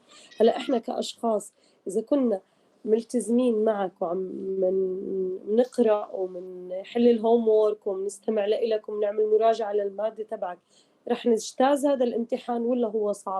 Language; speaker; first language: Arabic; native; Arabic